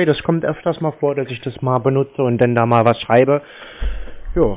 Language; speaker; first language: German; native; German